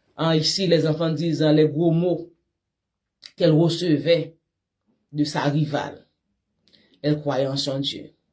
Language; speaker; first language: French; non-native, local second language; Haitian Creole